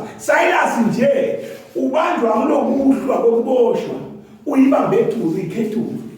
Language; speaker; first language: Zulu; non-native, local second language; Swati